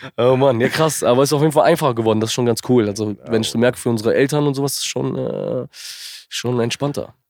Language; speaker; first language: German; early bilingual, other home language; Arabic